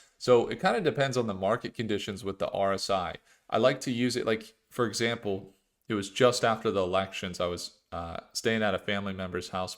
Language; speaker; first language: English; native; English